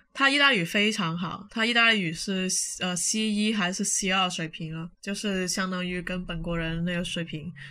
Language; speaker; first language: Chinese; non-native, local second language; Cantonese